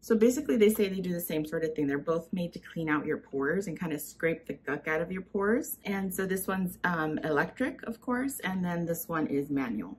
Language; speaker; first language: English; early bilingual, other home language; Spanish